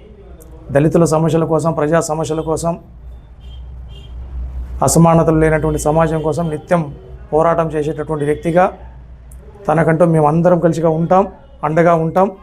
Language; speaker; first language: Telugu; native; Telugu